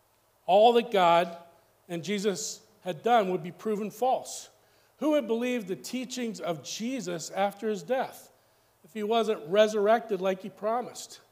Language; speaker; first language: English; native; English